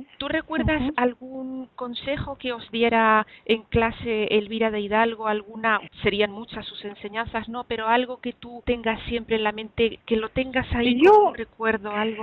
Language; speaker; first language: Spanish; native; Spanish